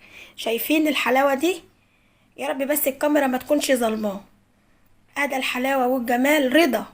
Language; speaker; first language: Arabic; native; Arabic